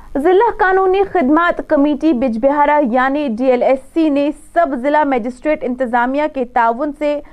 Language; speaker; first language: Urdu; non-native, local second language; Kashmiri